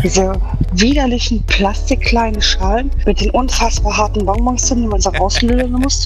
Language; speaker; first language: German; native; German